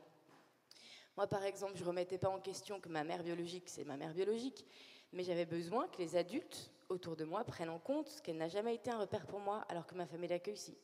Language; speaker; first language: French; native; French